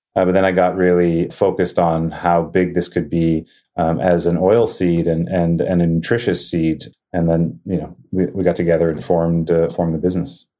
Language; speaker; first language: English; native; English